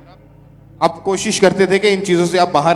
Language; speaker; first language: Hindi; native; Hindi